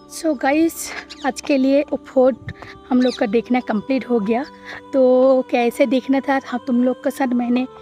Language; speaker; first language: Hindi; non-native, local second language; Bangla